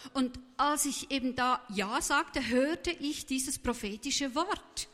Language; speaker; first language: German; native; German